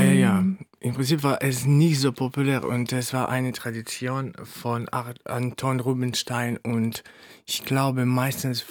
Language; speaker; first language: German; non-native, fluent; Russian